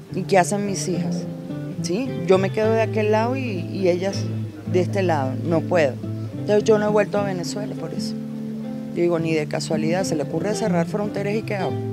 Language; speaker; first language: Spanish; native; Spanish